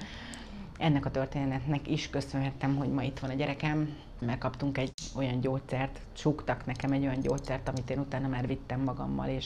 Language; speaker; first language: Hungarian; native; Hungarian